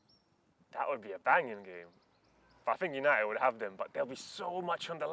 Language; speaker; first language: English; early bilingual, other home language; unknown